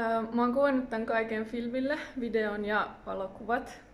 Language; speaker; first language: Finnish; native; Finnish